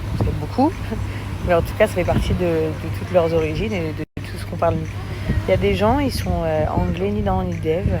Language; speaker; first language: French; early bilingual, other home language; English